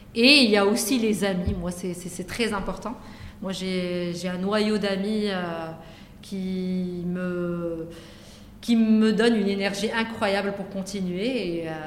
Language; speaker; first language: French; non-native, local second language; Arabic